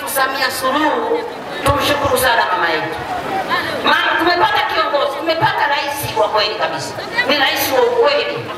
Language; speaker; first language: Swahili; native; Swahili